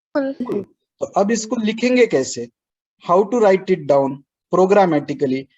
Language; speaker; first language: Hindi; non-native, local second language; Marathi